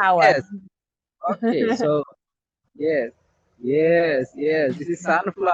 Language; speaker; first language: English; non-native, learner; Bangla